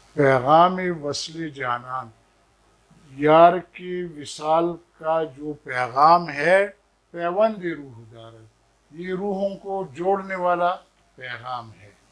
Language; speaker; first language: Urdu; non-native, local second language; Pashto